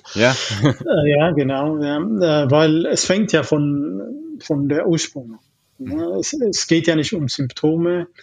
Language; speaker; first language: German; non-native, fluent; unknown